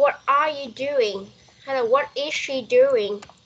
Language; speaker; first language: English; non-native, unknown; Vietnamese